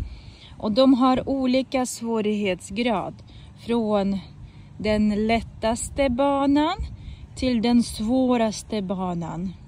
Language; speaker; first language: Swedish; non-native, fluent; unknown